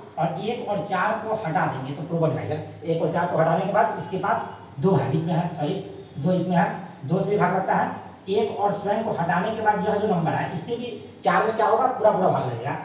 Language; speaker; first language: Hindi; native; Hindi